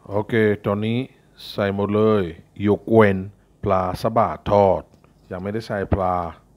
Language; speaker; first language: Thai; non-native, fluent; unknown